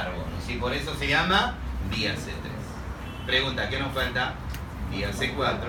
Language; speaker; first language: Spanish; native; Spanish